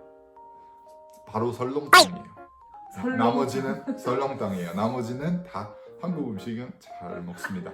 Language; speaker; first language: Korean; non-native, fluent; French